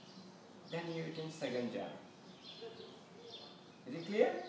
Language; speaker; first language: English; non-native, fluent; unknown